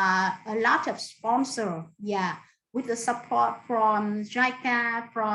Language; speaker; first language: English; non-native, fluent; Vietnamese